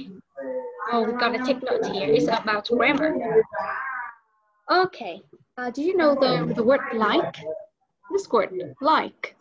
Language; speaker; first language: English; non-native, learner; Vietnamese